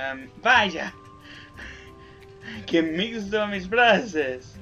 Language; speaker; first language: Spanish; non-native, learner; English